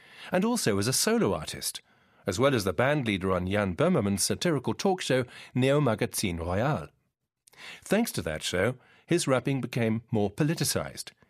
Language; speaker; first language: English; native; English